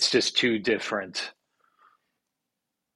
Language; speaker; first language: English; native; English